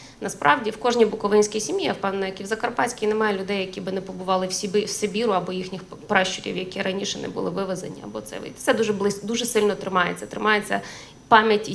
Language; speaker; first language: Ukrainian; native; Ukrainian